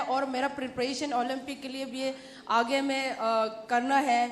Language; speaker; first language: Hindi; non-native, local second language; Manipuri